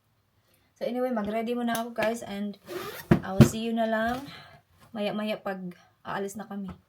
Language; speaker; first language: Filipino; native; Filipino